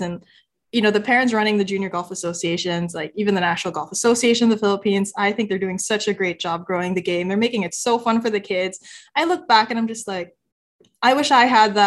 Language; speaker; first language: English; non-native, local second language; Filipino